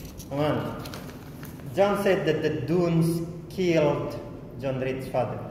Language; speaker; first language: English; non-native, fluent; Indonesian